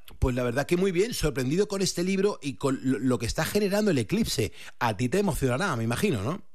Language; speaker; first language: Spanish; native; Spanish